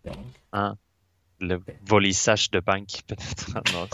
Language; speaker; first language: French; non-native, learner; Swedish